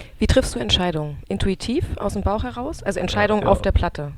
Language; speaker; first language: German; native; German